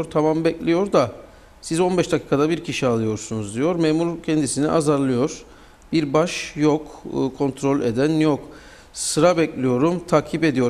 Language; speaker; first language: Turkish; native; Turkish